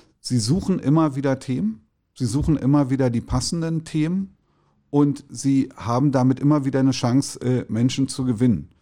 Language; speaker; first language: German; native; German